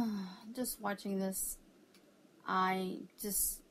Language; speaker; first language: English; native; English